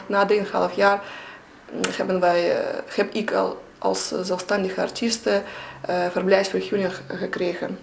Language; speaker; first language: Dutch; non-native, fluent; Russian